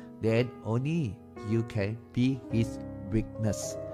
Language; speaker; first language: English; non-native, local second language; Chinese